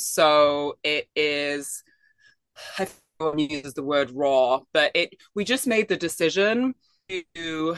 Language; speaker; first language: English; native; English